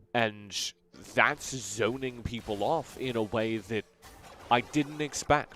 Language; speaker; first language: English; native; English